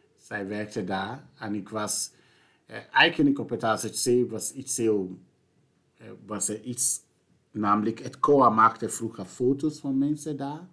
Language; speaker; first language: Dutch; non-native, fluent; English